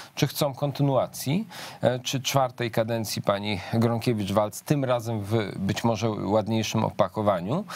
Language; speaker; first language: Polish; native; Polish